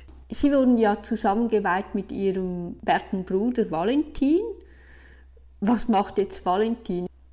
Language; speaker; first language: German; native; German